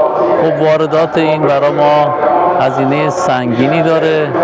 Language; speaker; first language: Persian; native; Persian